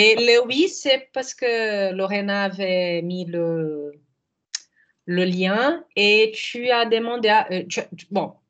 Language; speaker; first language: French; non-native, learner; Portuguese